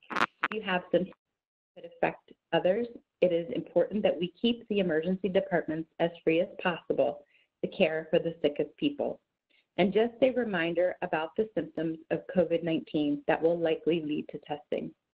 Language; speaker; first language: English; native; English